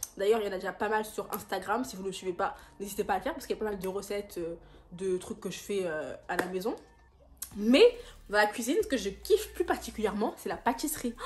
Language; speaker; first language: French; native; French